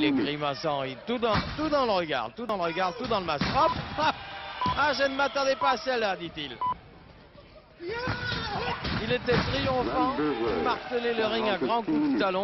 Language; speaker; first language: French; native; French